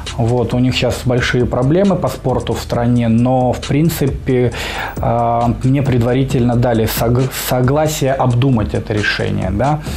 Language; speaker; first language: Russian; native; Russian